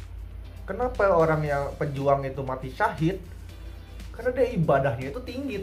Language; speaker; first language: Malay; non-native, local second language; Sundanese